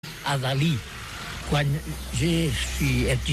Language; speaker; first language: French; non-native, learner; Catalan